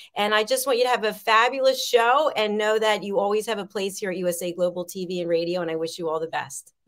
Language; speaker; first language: English; non-native, fluent; Polish